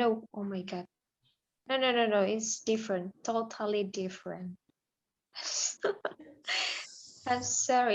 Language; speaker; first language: English; non-native, learner; Indonesian